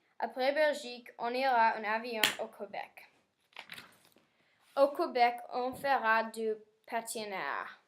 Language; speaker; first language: French; non-native, learner; English